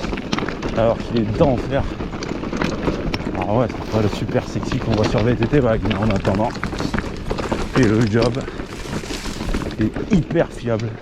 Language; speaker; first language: French; native; French